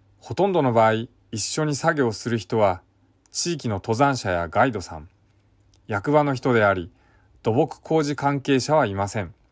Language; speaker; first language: Japanese; native; Japanese